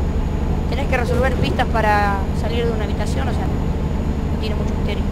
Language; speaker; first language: Spanish; native; Spanish